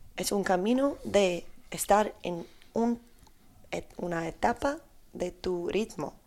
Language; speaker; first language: Spanish; non-native, learner; Polish